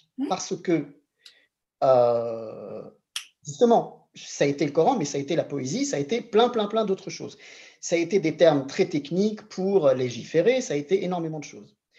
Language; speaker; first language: French; native; French